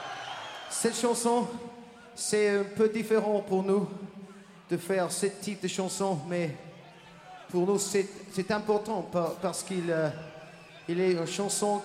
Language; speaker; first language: French; non-native, learner; English